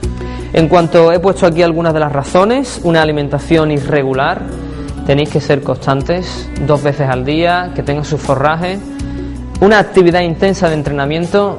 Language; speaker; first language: Spanish; native; Spanish